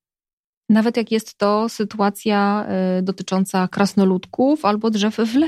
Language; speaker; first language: Polish; native; Polish